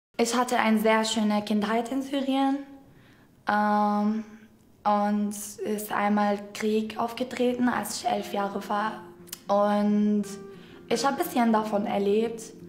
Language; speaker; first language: German; non-native, fluent; Arabic